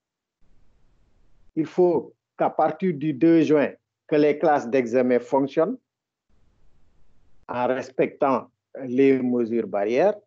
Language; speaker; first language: French; non-native, local second language; Wolof